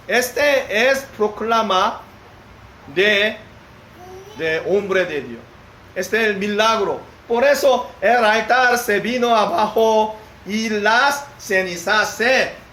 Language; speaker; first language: Spanish; non-native, learner; Korean